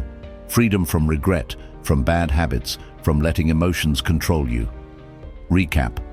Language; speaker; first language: English; native; English